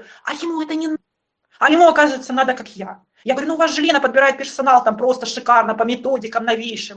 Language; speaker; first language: Russian; native; Russian